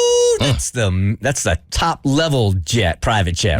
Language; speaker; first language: English; native; English